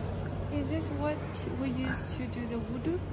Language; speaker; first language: English; non-native, learner; Chinese